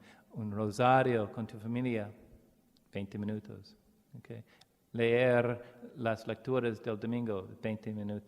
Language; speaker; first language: Spanish; non-native, learner; English